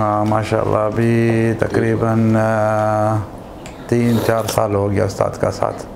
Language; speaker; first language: Hindi; non-native, learner; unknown